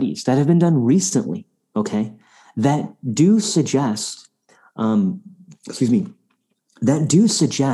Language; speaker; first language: English; non-native, local second language; Bangla